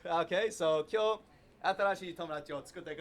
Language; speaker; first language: Japanese; non-native, learner; English